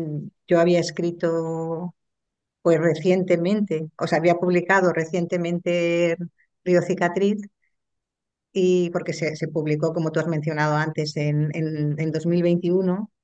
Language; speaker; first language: Spanish; native; Spanish